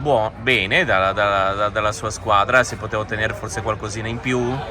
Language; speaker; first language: Italian; native; Italian